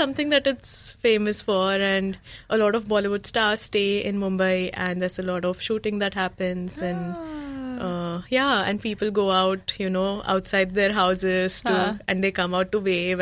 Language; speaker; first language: English; non-native, local second language; Marathi